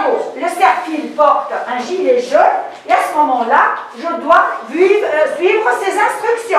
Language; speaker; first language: French; non-native, local second language; Arabic